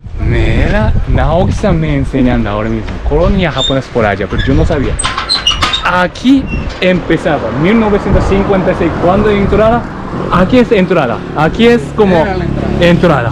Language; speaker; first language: Spanish; non-native, learner; Japanese